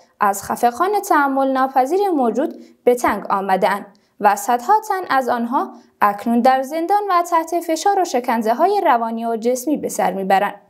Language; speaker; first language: Persian; non-native, local second language; Kurdish